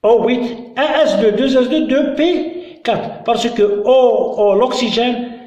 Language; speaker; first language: French; non-native, local second language; Arabic